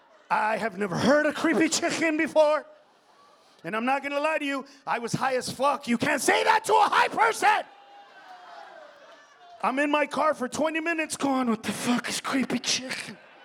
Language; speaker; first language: English; early bilingual, other home language; Spanish